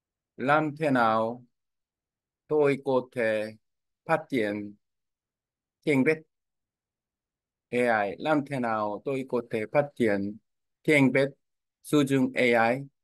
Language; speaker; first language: Vietnamese; non-native, learner; Korean